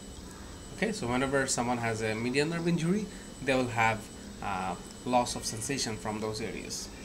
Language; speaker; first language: English; non-native, local second language; Bangla